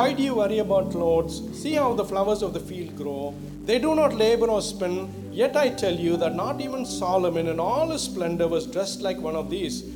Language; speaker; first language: English; non-native, local second language; Tamil